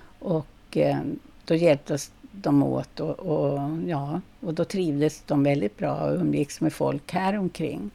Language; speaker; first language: Swedish; native; Swedish